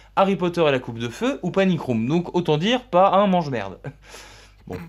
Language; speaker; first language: French; native; French